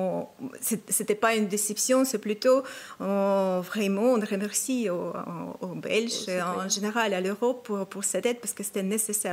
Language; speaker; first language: French; non-native, fluent; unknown